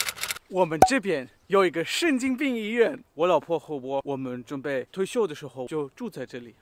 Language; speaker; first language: Chinese; non-native, fluent; German